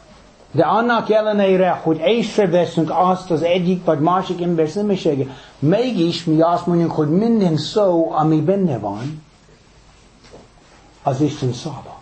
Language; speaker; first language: Hungarian; non-native, fluent; English